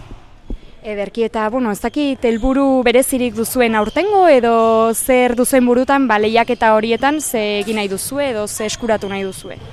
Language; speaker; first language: Basque; native; Basque